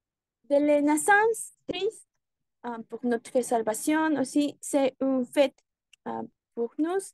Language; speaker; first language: French; non-native, learner; Spanish